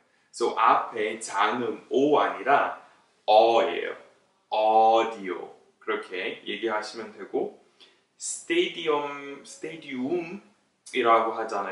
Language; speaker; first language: Korean; non-native, fluent; English